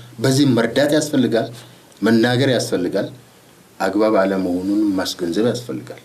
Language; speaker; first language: Amharic; non-native, local second language; Oromo